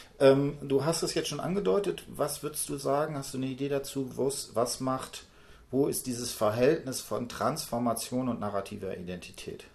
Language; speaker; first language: German; native; German